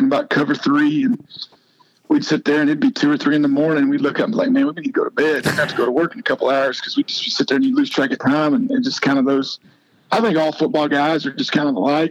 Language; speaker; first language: English; native; English